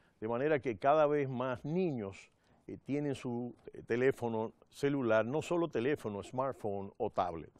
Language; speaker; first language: Spanish; native; Spanish